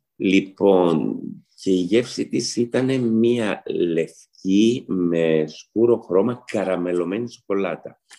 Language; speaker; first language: Greek; early bilingual, heritage; Greek